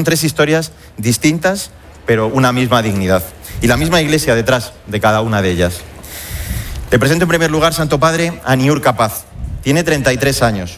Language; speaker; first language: Spanish; native; Spanish